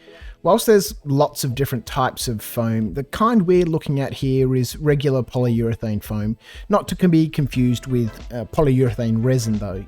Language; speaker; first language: English; native; English